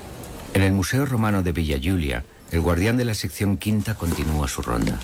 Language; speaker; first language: Spanish; native; Spanish